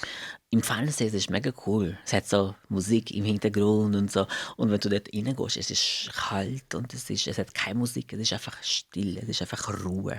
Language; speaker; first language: German; non-native, fluent; Portuguese